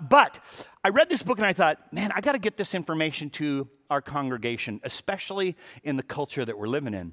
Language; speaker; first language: English; native; English